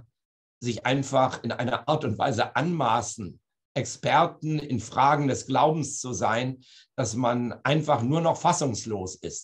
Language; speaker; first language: German; native; German